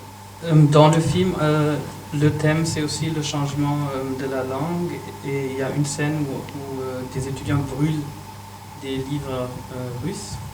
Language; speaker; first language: French; non-native, fluent; German